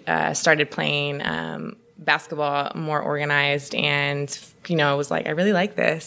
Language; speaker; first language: English; native; English